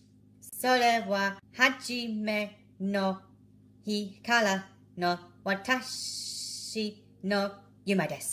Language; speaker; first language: Japanese; non-native, learner; English